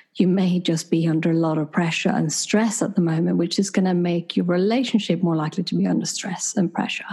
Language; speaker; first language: English; non-native, fluent; Swedish